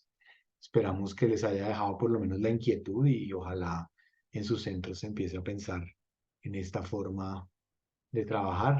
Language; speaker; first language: Spanish; native; Spanish